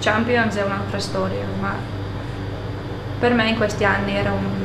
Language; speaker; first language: Italian; non-native, fluent; English